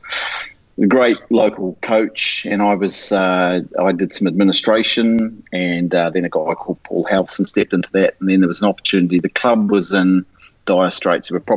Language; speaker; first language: English; native; English